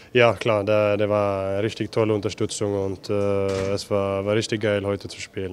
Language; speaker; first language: German; non-native, fluent; Norwegian